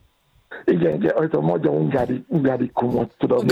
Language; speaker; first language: Hungarian; non-native, fluent; Yoruba